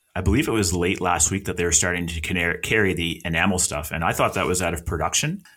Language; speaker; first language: English; native; English